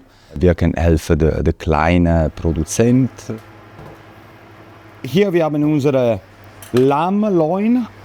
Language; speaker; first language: German; non-native, learner; Italian